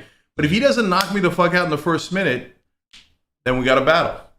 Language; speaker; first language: English; native; English